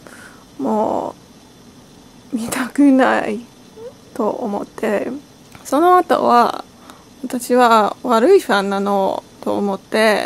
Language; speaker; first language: Japanese; non-native, learner; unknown